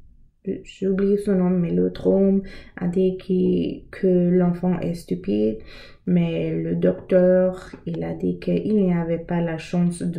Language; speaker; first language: French; non-native, learner; English